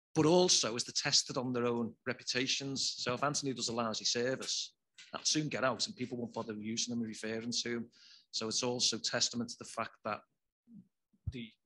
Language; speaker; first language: English; native; English